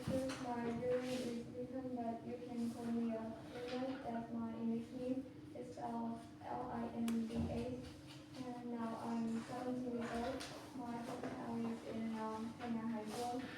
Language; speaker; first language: English; non-native, learner; Vietnamese